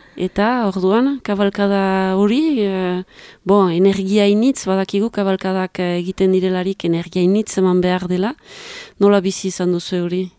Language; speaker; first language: Basque; native; Basque